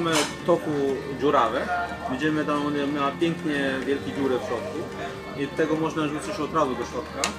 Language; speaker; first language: Polish; non-native, fluent; Chinese